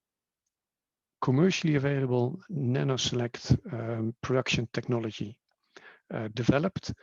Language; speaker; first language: English; non-native, fluent; Dutch